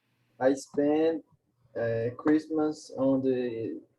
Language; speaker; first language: English; non-native, learner; Portuguese